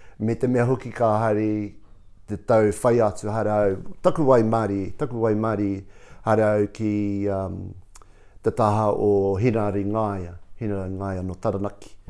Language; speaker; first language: Māori; non-native, local second language; English